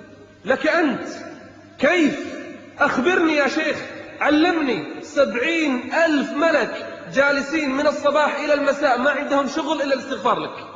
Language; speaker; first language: Arabic; native; Arabic